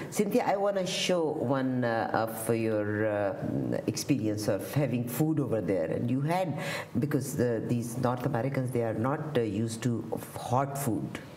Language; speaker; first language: English; non-native, local second language; Urdu